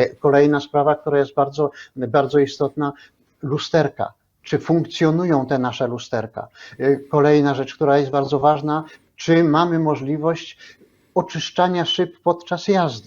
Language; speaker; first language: Polish; native; Polish